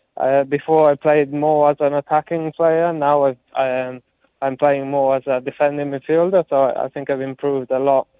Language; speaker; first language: English; early bilingual, heritage; English